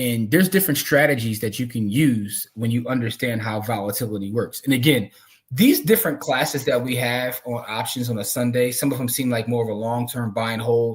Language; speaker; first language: English; native; English